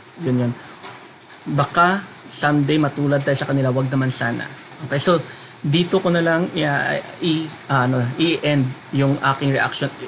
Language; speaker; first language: Filipino; non-native, local second language; Hiligaynon